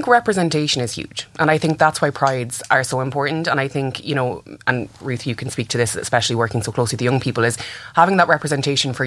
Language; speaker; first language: English; native; English